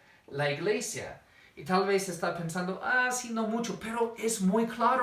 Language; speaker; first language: Spanish; non-native, fluent; English